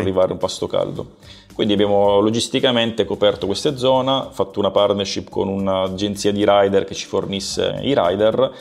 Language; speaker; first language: Italian; native; Italian